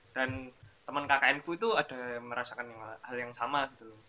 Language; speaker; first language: Indonesian; native; Indonesian